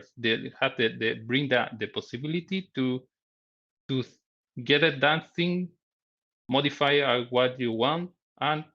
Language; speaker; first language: English; non-native, learner; Spanish